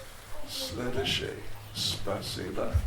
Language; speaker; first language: Russian; non-native, learner; English